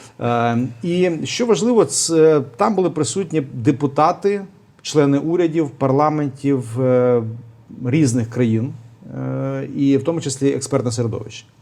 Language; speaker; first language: Ukrainian; native; Ukrainian